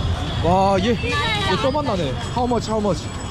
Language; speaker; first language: Korean; native; Korean